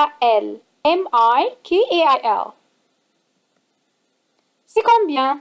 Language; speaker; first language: French; non-native, fluent; English